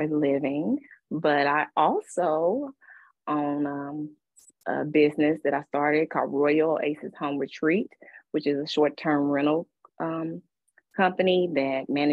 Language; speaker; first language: English; native; English